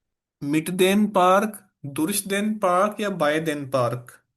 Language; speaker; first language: German; non-native, fluent; Urdu